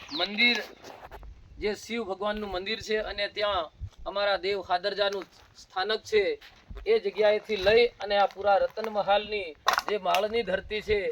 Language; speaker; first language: Gujarati; non-native, local second language; Bhili